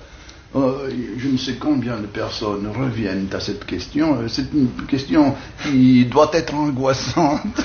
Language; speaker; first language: French; native; French